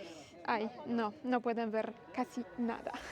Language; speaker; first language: Spanish; non-native, learner; Polish